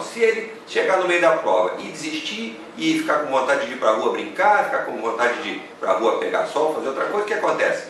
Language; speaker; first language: Portuguese; native; Portuguese